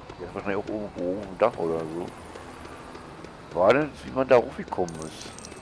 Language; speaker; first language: German; native; German